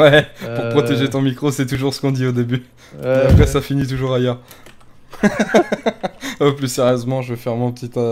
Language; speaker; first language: French; native; French